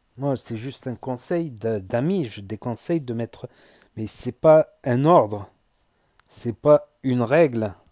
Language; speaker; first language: French; native; French